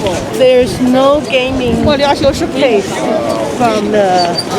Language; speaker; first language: English; non-native, learner; Chinese